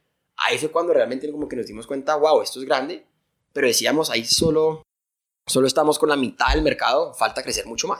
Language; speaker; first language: Spanish; native; Spanish